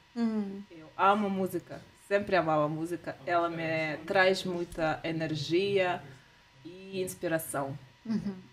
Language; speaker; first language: Portuguese; non-native, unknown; Russian